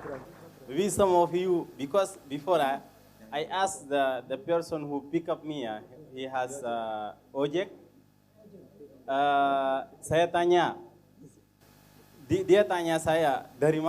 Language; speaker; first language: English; non-native, fluent; Arabic